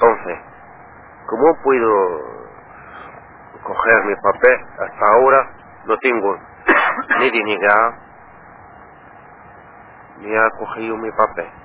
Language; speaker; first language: Spanish; non-native, learner; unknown